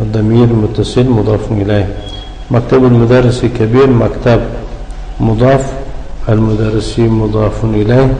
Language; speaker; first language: Arabic; non-native, fluent; Persian